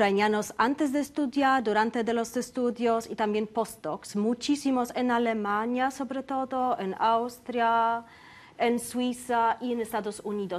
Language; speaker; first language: Spanish; non-native, fluent; Polish